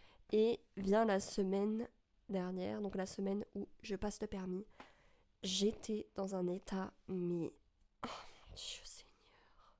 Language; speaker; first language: French; native; French